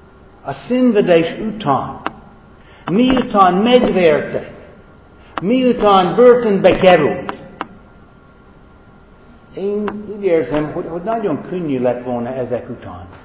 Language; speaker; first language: Hungarian; non-native, fluent; English